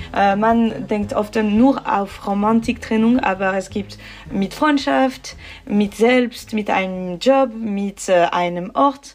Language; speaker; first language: German; non-native, local second language; French